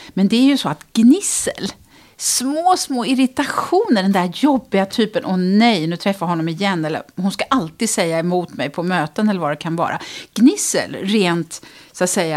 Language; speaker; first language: Swedish; native; Swedish